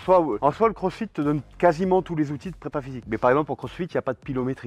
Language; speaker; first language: French; native; French